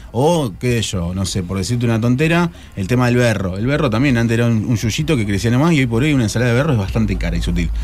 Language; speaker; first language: Spanish; native; Spanish